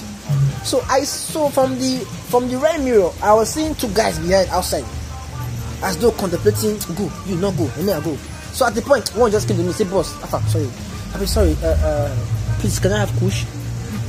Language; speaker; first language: English; non-native, local second language; Nigerian Pidgin